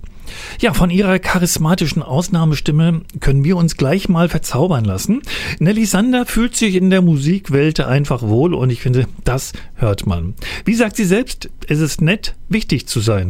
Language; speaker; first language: German; native; German